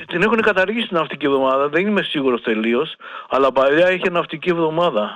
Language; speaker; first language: Greek; native; Greek